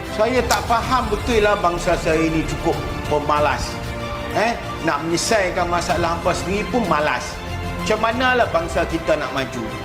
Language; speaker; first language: Malay; native; Malay